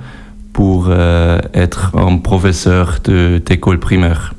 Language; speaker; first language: French; non-native, learner; German